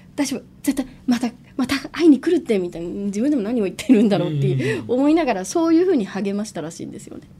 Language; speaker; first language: Japanese; native; Japanese